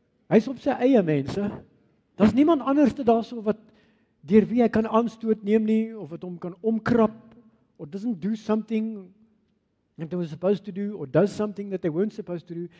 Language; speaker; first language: English; non-native, local second language; Afrikaans